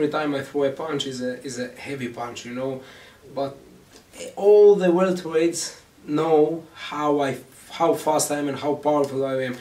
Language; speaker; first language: English; non-native, learner; Greek